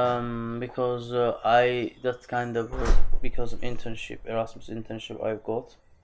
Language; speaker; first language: English; non-native, fluent; Azerbaijani